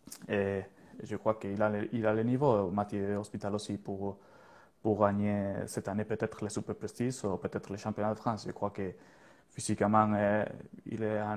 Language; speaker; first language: French; non-native, learner; Spanish